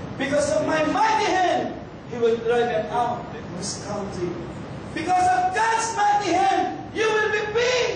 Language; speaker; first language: English; non-native, local second language; Filipino